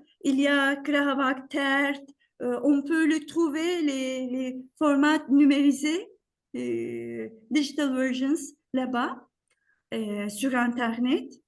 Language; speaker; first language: French; non-native, fluent; Turkish